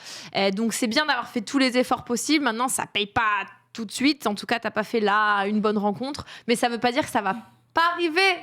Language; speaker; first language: French; native; French